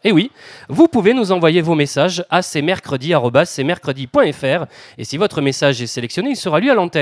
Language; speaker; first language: French; native; French